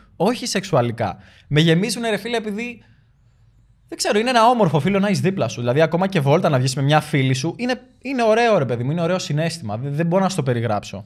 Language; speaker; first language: Greek; early bilingual, other home language; Albanian